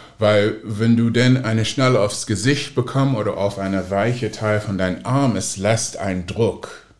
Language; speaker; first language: German; non-native, fluent; English